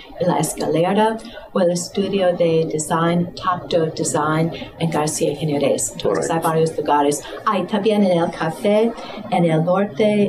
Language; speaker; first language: Spanish; non-native, fluent; English